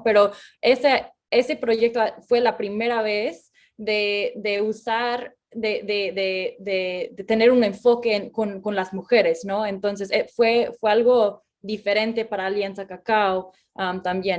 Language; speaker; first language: Spanish; non-native, fluent; English